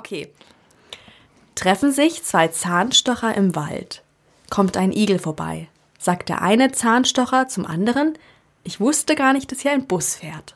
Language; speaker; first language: German; native; German